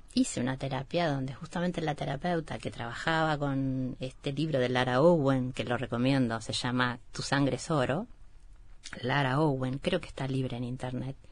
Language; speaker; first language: Spanish; native; Spanish